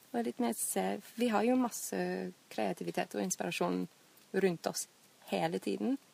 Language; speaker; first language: Norwegian; non-native, fluent; English